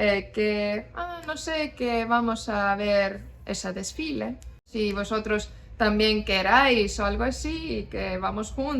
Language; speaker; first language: Spanish; non-native, fluent; Estonian